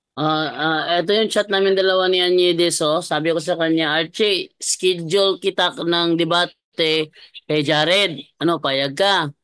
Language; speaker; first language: Filipino; non-native, local second language; Cebuano